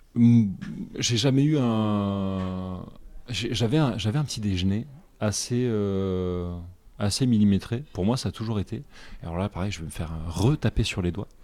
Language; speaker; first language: French; native; French